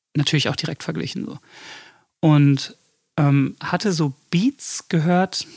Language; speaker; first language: German; early bilingual, other home language; English